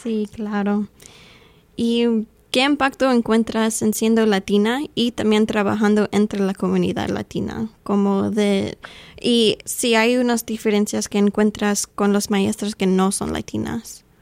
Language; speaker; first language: Spanish; non-native, fluent; English